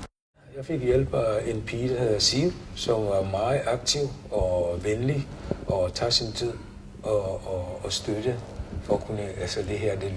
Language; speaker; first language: Danish; non-native, learner; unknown